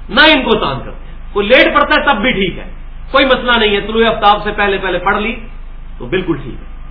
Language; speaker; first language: Urdu; non-native, local second language; Punjabi